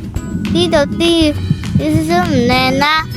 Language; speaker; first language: Chinese; native; Chinese